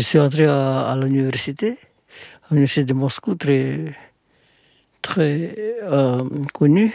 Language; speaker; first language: French; non-native, fluent; Indonesian